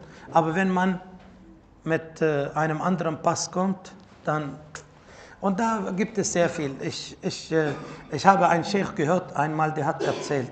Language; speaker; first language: German; non-native, fluent; Arabic